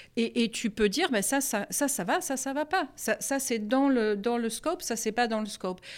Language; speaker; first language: French; non-native, fluent; German